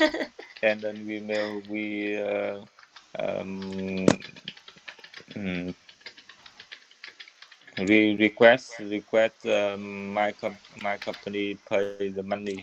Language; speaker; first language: English; non-native, learner; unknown